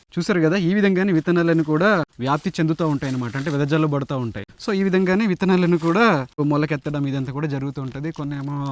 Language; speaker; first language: Telugu; native; Telugu